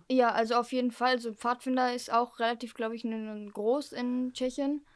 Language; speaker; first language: German; early bilingual, heritage; German